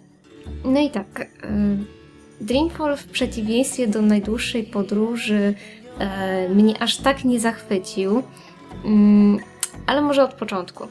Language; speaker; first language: Polish; native; Polish